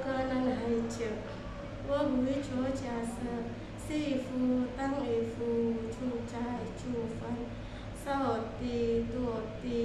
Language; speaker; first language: Chinese; non-native, learner; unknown